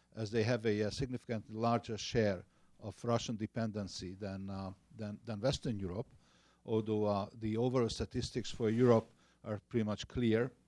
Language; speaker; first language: English; non-native, fluent; Hungarian